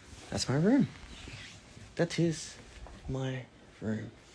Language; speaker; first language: English; early bilingual, other home language; Korean